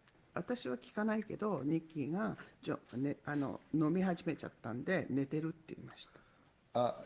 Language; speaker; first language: Japanese; native; Japanese